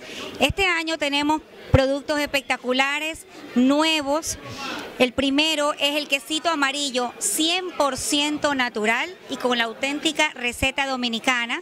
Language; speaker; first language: Spanish; native; Spanish